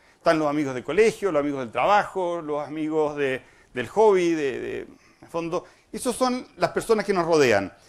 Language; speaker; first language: Spanish; native; Spanish